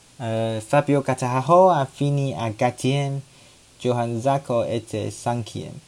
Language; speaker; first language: French; non-native, learner; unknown